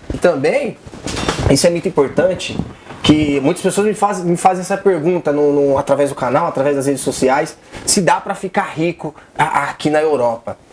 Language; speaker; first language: Portuguese; native; Portuguese